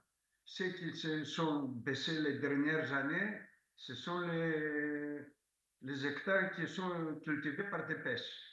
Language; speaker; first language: French; non-native, fluent; Greek